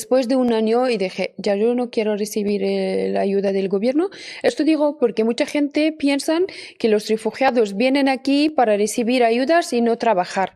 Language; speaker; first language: Spanish; non-native, fluent; Persian